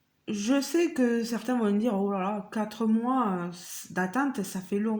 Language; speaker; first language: French; native; French